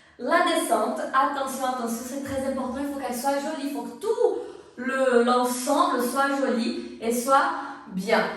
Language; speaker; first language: French; non-native, fluent; Portuguese